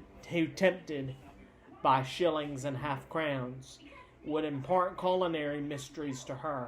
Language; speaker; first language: English; native; English